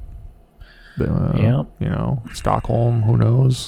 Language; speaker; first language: English; native; English